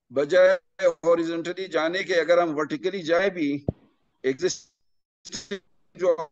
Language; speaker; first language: Urdu; non-native, local second language; Punjabi